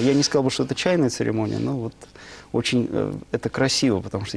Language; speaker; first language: Russian; native; Russian